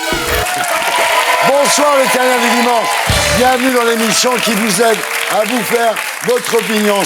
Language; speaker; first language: French; native; French